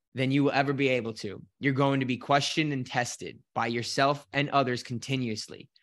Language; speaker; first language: English; native; English